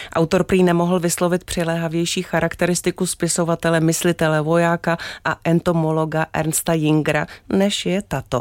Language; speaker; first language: Czech; native; Czech